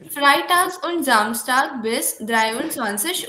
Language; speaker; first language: German; non-native, fluent; Hindi